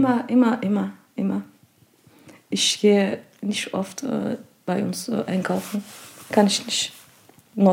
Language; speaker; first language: German; non-native, learner; Turkish